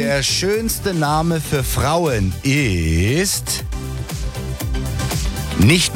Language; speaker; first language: German; native; German